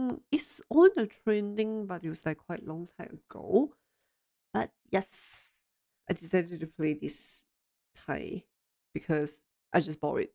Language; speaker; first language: English; non-native, local second language; Chinese